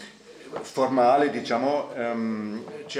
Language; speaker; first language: Italian; non-native, fluent; German